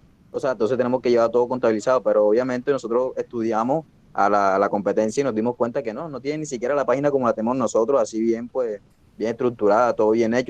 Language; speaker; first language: Spanish; native; Spanish